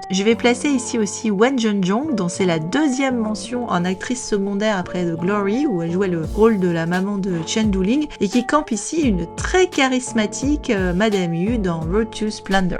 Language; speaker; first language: French; native; French